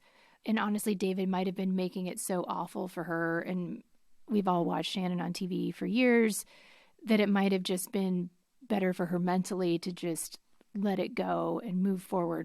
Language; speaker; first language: English; native; English